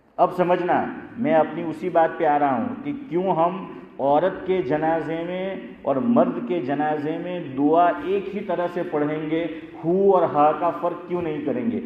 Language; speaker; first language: Urdu; non-native, local second language; Gujarati